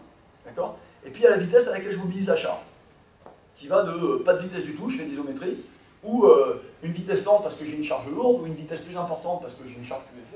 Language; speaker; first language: French; native; French